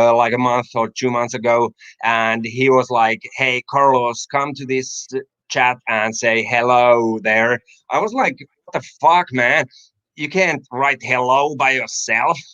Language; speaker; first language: English; non-native, fluent; Finnish